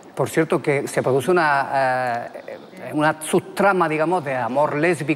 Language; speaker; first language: Spanish; native; Spanish